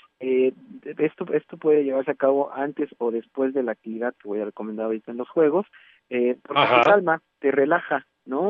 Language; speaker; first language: Spanish; native; Spanish